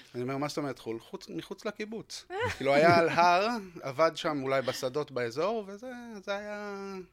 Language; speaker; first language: Hebrew; native; Hebrew